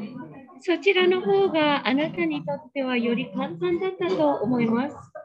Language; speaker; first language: Japanese; native; Japanese